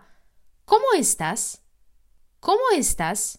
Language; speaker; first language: Spanish; non-native, fluent; Polish